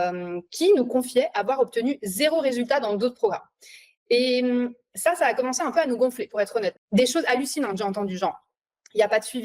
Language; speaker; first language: French; native; French